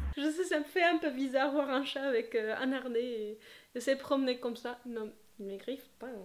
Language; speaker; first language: French; non-native, fluent; Spanish